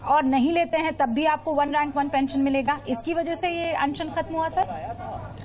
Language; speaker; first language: Hindi; native; Hindi